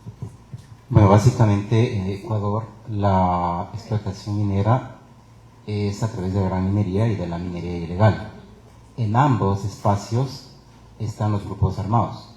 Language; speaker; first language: Spanish; native; Spanish